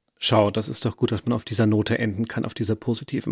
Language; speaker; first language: German; native; German